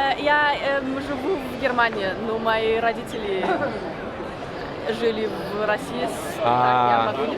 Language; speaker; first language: Russian; early bilingual, heritage; Russian